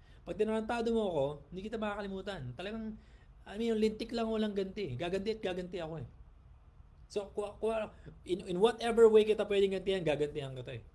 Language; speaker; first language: Filipino; native; Filipino